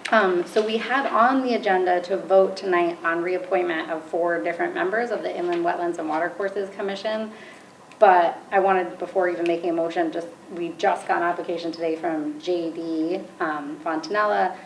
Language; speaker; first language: English; native; English